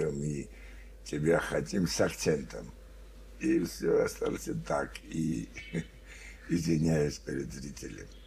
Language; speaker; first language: Russian; non-native, learner; Georgian